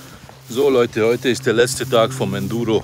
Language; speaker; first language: German; non-native, fluent; French